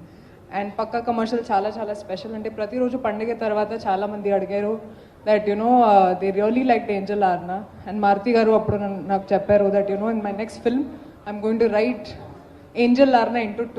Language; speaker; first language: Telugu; non-native, local second language; Hindi